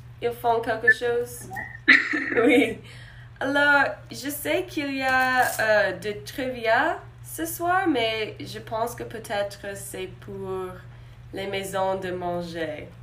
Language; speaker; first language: French; non-native, learner; English